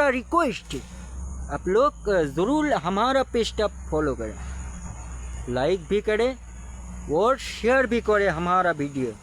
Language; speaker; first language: Hindi; non-native, learner; Bangla